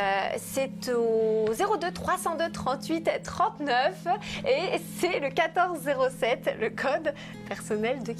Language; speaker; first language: French; native; French